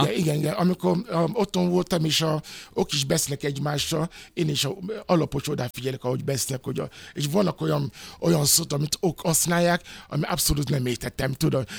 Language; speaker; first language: Hungarian; non-native, fluent; Yoruba